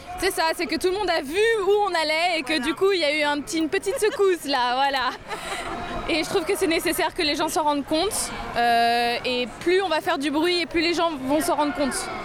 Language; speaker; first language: French; native; French